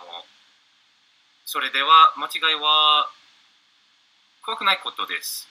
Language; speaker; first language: Japanese; non-native, learner; English